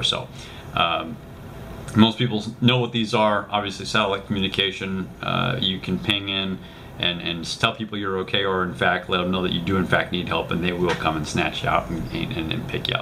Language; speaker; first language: English; native; English